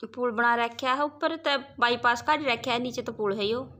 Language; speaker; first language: Hindi; native; Hindi